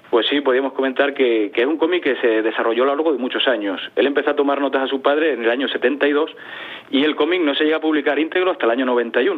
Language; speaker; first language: Spanish; native; Spanish